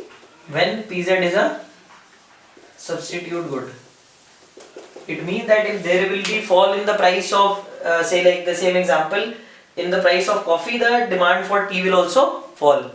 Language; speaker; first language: English; non-native, local second language; Hindi